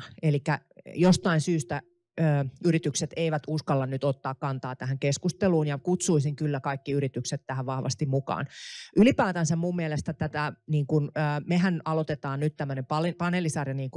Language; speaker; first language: Finnish; native; Finnish